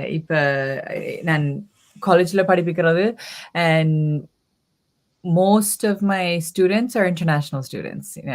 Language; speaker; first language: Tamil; early bilingual, heritage; Tamil